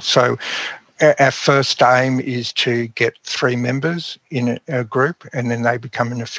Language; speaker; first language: English; native; English